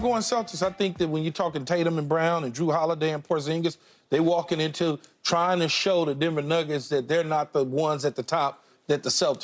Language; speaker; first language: English; native; English